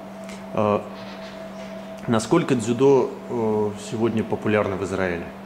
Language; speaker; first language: Russian; native; Russian